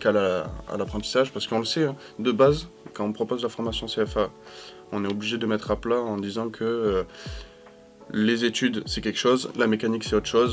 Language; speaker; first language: French; native; French